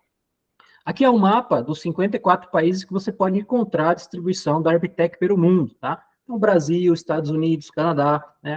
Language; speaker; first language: Portuguese; native; Portuguese